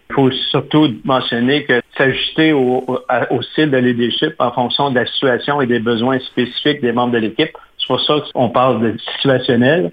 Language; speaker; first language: French; native; French